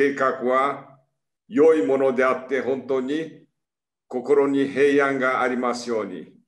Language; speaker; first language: Japanese; early bilingual, heritage; Portuguese